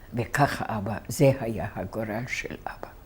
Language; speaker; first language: Hebrew; non-native, fluent; Hungarian